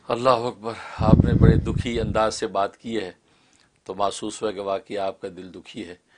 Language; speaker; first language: Urdu; non-native, local second language; Kashmiri